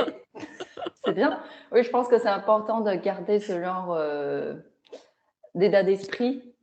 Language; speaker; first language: French; non-native, fluent; Chinese